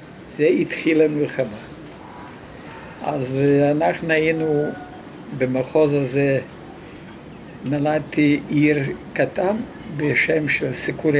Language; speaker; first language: Hebrew; non-native, fluent; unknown